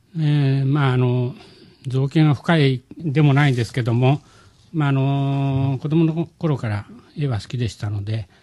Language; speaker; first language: Japanese; native; Japanese